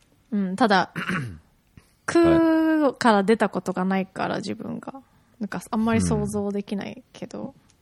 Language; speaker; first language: Japanese; native; Japanese